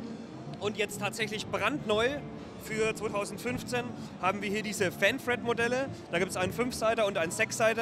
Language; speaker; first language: German; native; German